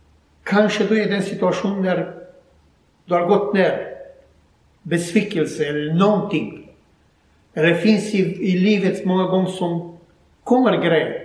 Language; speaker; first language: Swedish; non-native, learner; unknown